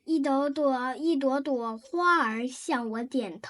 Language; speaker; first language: Chinese; non-native, learner; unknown